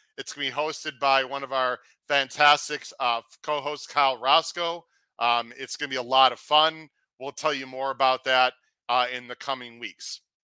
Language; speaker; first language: English; native; English